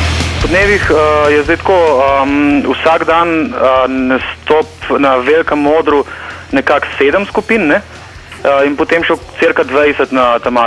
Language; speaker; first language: Slovenian; native; Slovenian